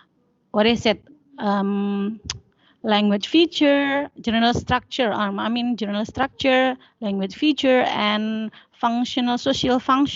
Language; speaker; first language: English; non-native, learner; Indonesian